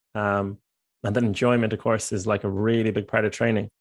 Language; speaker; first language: English; native; English